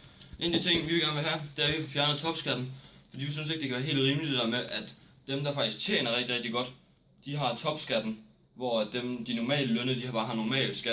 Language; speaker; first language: Danish; native; Danish